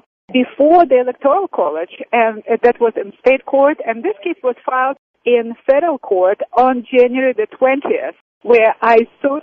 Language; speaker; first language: English; non-native, fluent; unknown